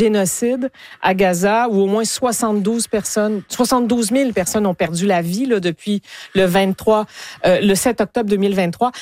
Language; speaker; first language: French; native; French